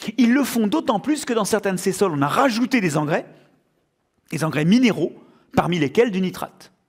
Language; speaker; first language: French; native; French